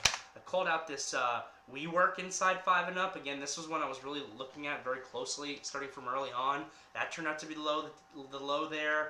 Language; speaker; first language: English; native; English